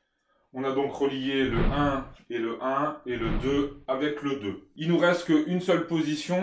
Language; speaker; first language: French; native; French